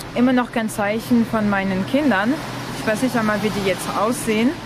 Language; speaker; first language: German; non-native, fluent; French